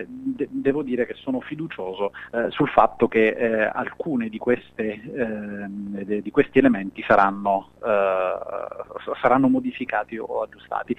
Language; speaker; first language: Italian; native; Italian